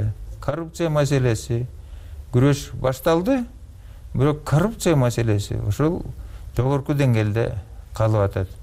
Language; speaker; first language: Kyrgyz; native; Kyrgyz